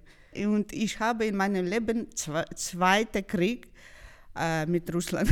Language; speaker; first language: German; non-native, learner; Georgian